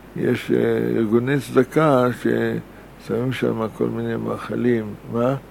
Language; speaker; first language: Hebrew; native; Hebrew